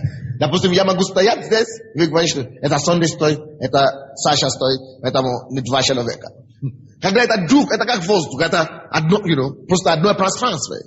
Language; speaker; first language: Russian; non-native, fluent; Yoruba